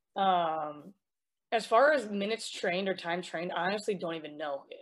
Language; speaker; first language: English; native; English